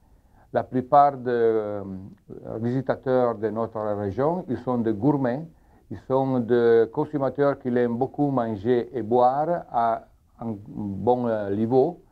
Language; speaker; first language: French; non-native, learner; Italian